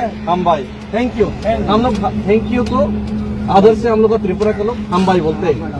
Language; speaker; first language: Hindi; non-native, local second language; Kok Borok